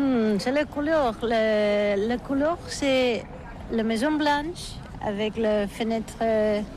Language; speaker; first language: French; non-native, learner; Catalan